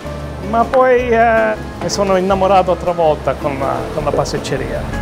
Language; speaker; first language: Italian; early bilingual, heritage; Italian